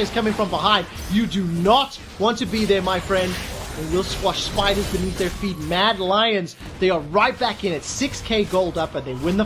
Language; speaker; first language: English; native; English